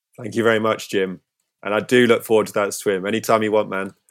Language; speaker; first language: English; native; English